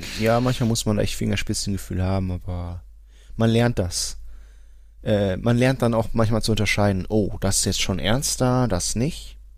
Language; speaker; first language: German; early bilingual, other home language; Portuguese